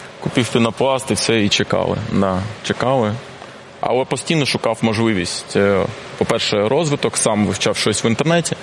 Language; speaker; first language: Ukrainian; non-native, local second language; Russian